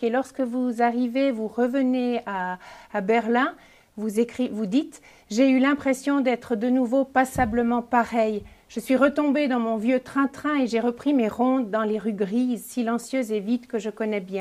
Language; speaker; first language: French; native; French